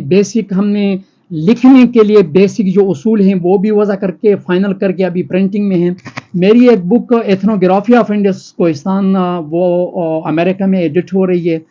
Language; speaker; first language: Urdu; non-native, local second language; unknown